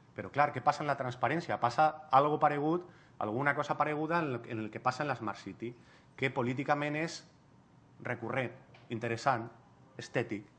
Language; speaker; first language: Catalan; non-native, local second language; Spanish